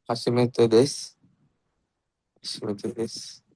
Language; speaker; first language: Japanese; non-native, learner; Sinhala